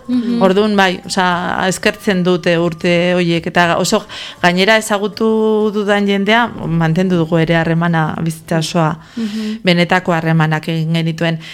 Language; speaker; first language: Basque; non-native, local second language; Spanish